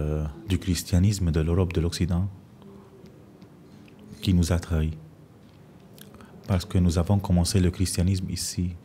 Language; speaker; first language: French; non-native, fluent; Arabic